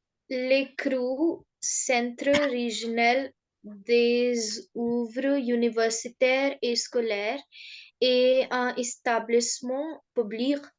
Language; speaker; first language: French; non-native, learner; Hindi